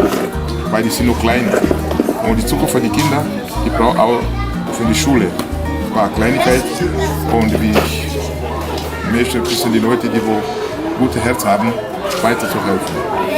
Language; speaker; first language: German; non-native, learner; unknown